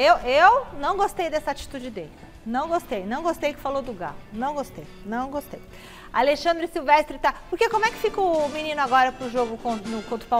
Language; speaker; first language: Portuguese; native; Portuguese